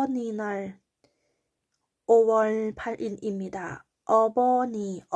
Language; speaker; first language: Korean; non-native, learner; Thai